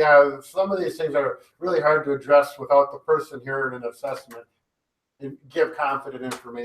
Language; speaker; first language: English; native; English